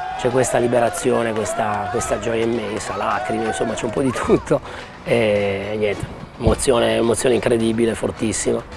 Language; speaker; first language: Italian; native; Italian